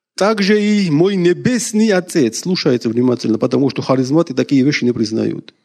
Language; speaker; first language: Russian; non-native, local second language; Georgian